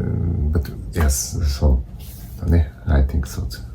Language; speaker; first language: English; non-native, learner; Japanese